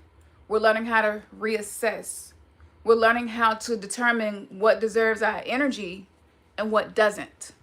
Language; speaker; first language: English; native; English